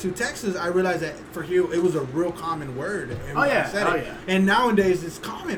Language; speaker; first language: English; early bilingual, other home language; Spanish